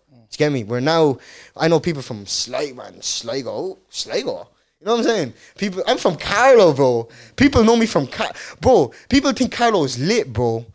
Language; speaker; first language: English; early bilingual, other home language; Dutch